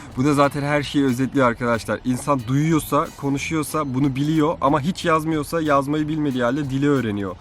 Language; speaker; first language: Turkish; native; Turkish